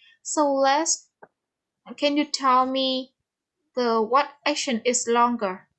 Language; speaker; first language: English; non-native, fluent; Vietnamese